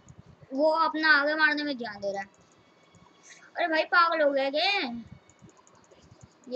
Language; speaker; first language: Hindi; native; Hindi